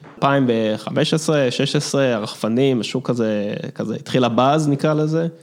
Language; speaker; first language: Hebrew; early bilingual, other home language; English